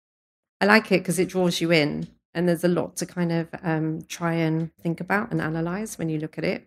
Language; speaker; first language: English; native; English